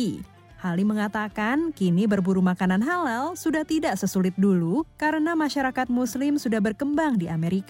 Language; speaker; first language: Indonesian; native; Indonesian